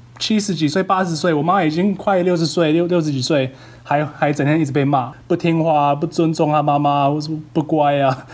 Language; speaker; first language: Chinese; early bilingual, heritage; Chinese